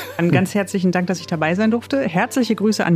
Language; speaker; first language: German; native; German